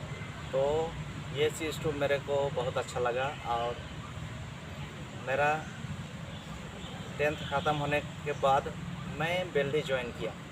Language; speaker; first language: Hindi; non-native, local second language; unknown